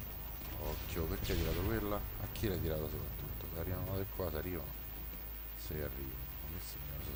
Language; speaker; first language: Italian; native; Italian